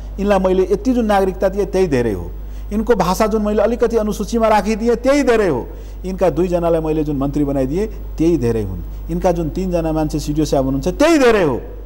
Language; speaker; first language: Nepali; non-native, local second language; Maithili